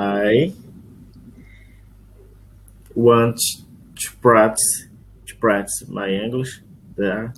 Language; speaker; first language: English; non-native, learner; Portuguese